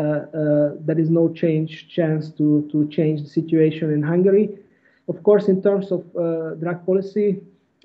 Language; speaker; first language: English; non-native, fluent; Hungarian